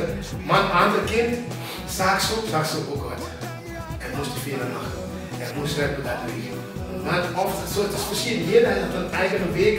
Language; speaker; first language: German; non-native, fluent; Papiamento